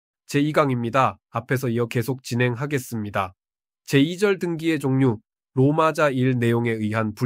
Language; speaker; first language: Korean; native; Korean